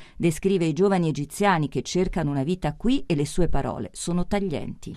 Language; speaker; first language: Italian; native; Italian